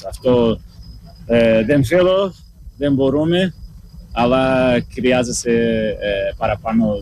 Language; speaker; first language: Greek; non-native, learner; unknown